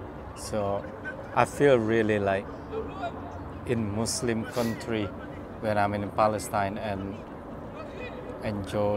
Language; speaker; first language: English; non-native, fluent; Indonesian